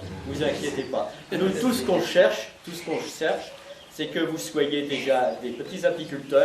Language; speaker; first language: French; native; French